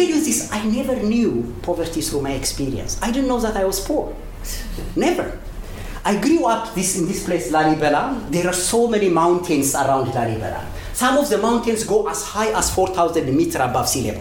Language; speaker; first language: English; non-native, fluent; Amharic